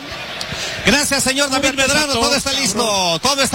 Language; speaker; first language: Spanish; native; Spanish